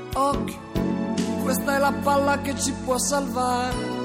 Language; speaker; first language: Italian; native; Italian